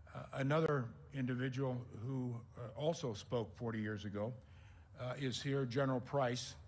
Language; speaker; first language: English; native; English